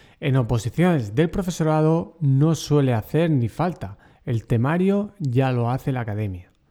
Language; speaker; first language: Spanish; native; Spanish